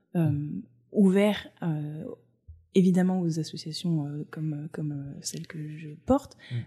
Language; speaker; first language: French; native; French